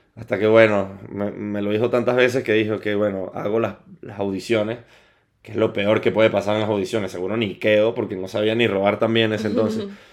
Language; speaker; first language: Spanish; native; Spanish